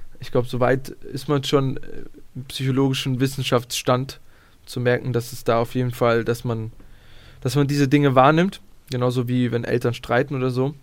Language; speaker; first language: German; early bilingual, other home language; Bosnian